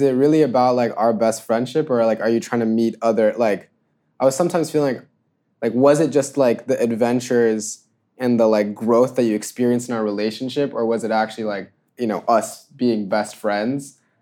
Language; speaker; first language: English; native; English